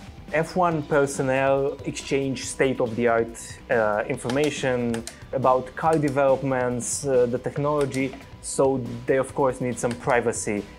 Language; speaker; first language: English; non-native, fluent; Romanian